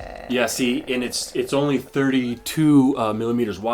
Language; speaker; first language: English; native; English